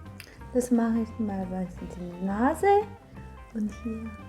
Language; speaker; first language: German; non-native, learner; Korean